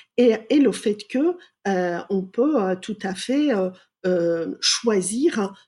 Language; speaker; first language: French; non-native, fluent; Persian